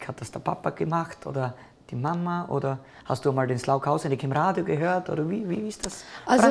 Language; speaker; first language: German; native; German